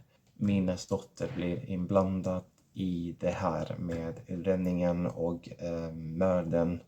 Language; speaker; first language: Swedish; non-native, fluent; Catalan